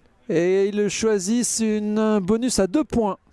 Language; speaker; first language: French; native; French